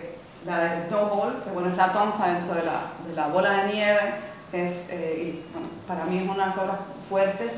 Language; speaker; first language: Spanish; native; Spanish